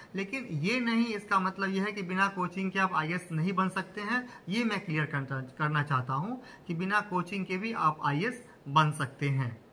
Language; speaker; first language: Hindi; native; Hindi